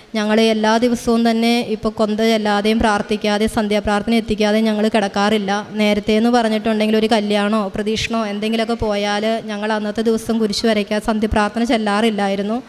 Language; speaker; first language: Malayalam; native; Malayalam